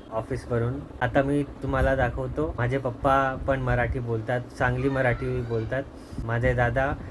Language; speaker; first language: Marathi; non-native, local second language; Hindi